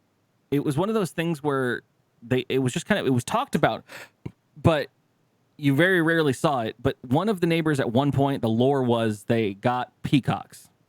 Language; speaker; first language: English; native; English